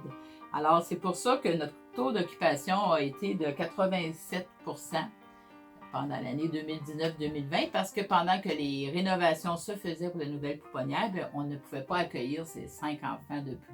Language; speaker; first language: French; native; French